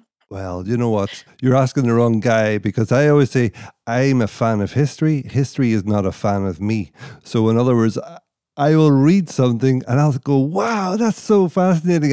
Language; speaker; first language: English; native; English